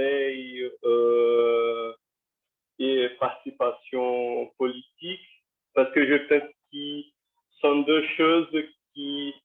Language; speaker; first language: French; non-native, learner; Portuguese